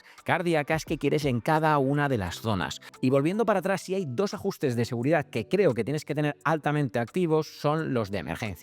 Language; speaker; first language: Spanish; native; Spanish